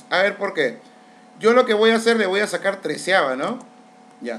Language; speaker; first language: Spanish; native; Spanish